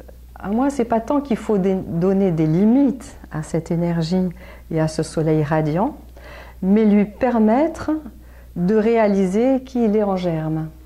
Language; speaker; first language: French; native; French